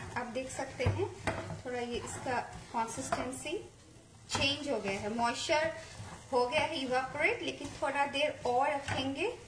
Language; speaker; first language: Hindi; non-native, local second language; Khasi